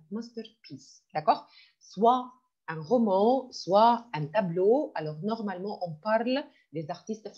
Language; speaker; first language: French; non-native, fluent; Arabic